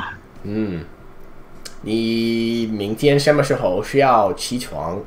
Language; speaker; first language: Chinese; non-native, fluent; English